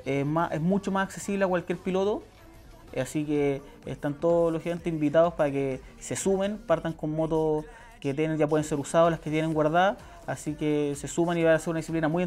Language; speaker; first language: Spanish; native; Spanish